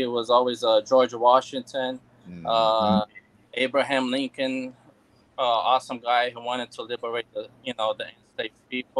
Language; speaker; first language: English; non-native, fluent; Portuguese